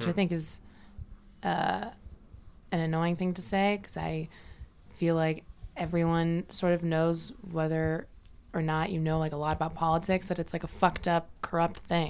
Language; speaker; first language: English; native; English